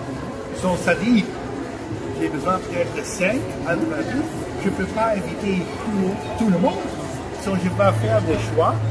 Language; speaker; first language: French; non-native, fluent; Dutch